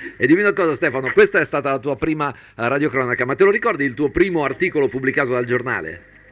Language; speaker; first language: Italian; native; Italian